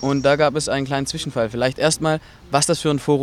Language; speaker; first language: German; native; German